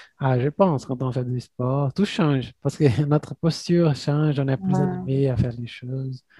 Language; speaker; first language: French; non-native, fluent; Portuguese